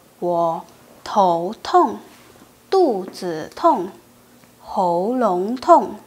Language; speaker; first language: Chinese; non-native, fluent; Indonesian